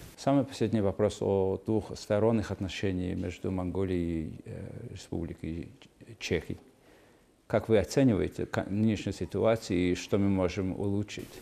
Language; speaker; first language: Russian; non-native, fluent; Mongolian